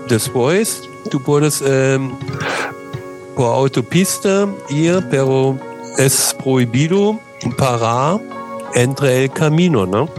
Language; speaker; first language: Spanish; non-native, learner; German